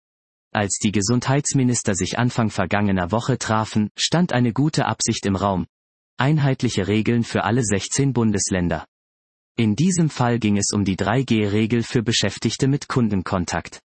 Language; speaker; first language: German; native; German